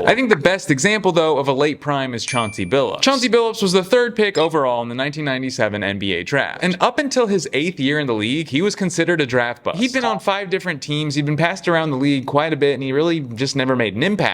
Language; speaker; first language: English; native; English